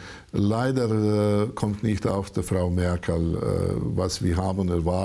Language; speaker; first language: German; non-native, learner; Croatian